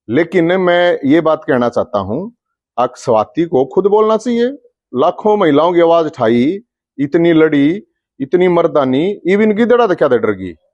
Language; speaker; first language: Hindi; native; Hindi